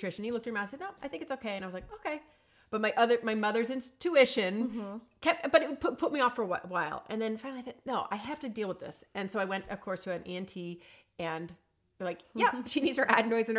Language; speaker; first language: English; native; English